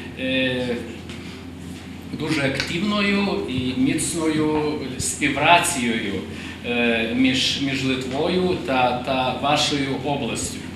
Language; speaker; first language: Ukrainian; non-native, fluent; Lithuanian